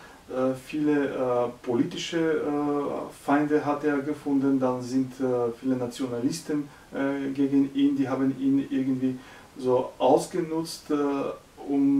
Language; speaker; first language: German; non-native, learner; Bulgarian